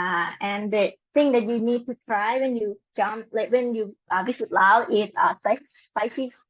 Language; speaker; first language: English; non-native, learner; Lao